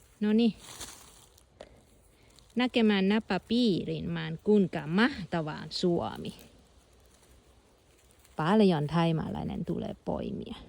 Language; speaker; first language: Finnish; non-native, learner; Thai